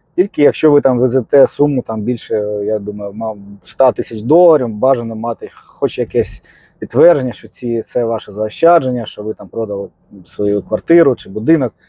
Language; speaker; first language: Ukrainian; non-native, local second language; Russian